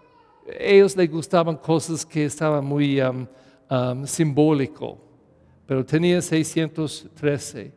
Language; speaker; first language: Spanish; non-native, fluent; English